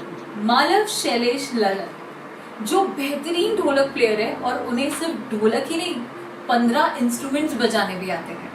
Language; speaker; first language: Hindi; native; Hindi